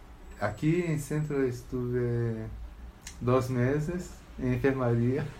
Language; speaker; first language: Spanish; non-native, learner; Portuguese